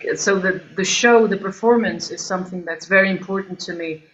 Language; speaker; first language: English; early bilingual, other home language; Albanian